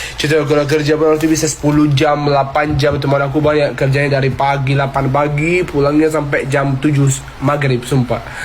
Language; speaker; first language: Indonesian; non-native, fluent; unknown